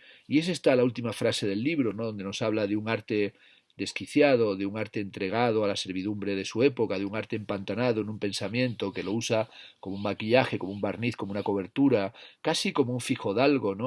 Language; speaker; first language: Spanish; native; Spanish